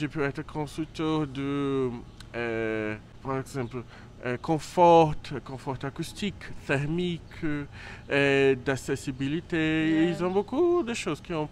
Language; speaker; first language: French; non-native, learner; Portuguese